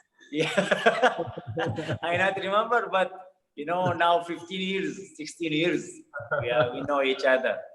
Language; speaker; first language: English; non-native, fluent; Arabic